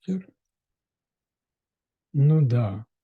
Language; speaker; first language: Russian; native; Russian